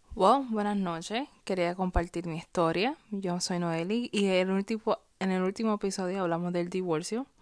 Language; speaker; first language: Spanish; native; Spanish